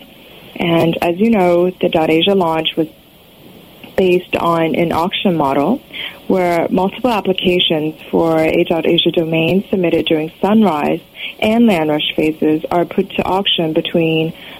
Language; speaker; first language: English; native; English